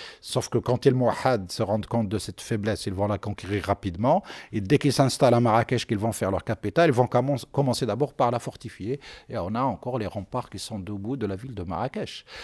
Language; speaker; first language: French; non-native, local second language; Arabic